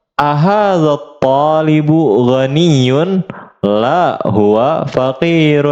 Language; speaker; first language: Arabic; non-native, fluent; Indonesian